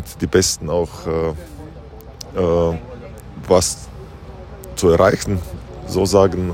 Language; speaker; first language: German; non-native, learner; Slovenian